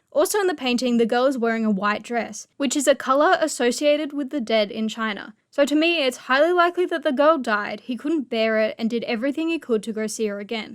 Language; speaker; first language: English; native; English